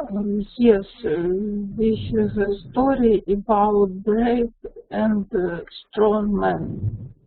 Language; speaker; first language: English; non-native, learner; Russian